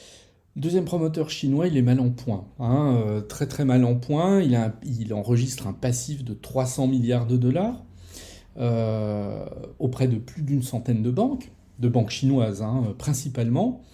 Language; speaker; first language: French; native; French